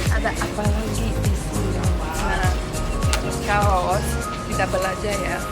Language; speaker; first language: Indonesian; non-native, learner; Romanian